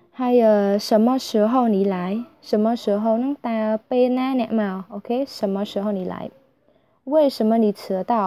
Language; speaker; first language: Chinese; non-native, learner; Khmer